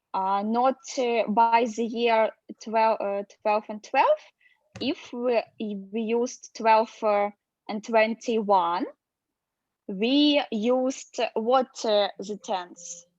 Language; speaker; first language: English; non-native, learner; Russian